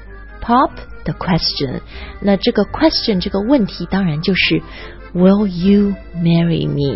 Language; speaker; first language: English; non-native, fluent; Chinese